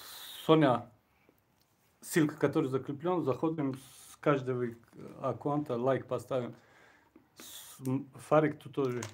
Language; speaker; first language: Russian; non-native, local second language; Tajik